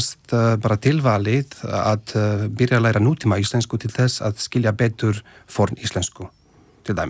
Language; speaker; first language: Icelandic; non-native, fluent; Slovak